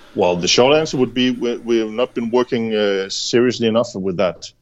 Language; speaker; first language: English; non-native, fluent; Danish